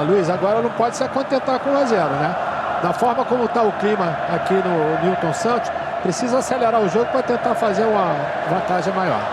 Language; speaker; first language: Portuguese; native; Portuguese